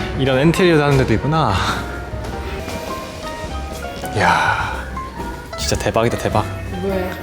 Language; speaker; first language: Korean; native; Korean